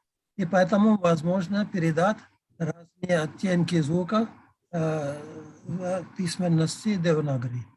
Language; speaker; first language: Russian; non-native, fluent; Telugu